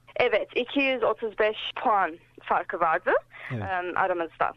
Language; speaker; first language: Turkish; early bilingual, heritage; English